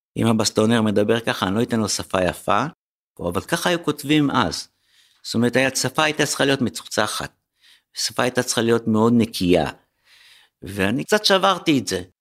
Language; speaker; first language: Hebrew; native; Hebrew